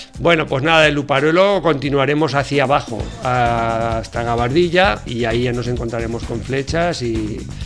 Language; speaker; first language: Spanish; native; Spanish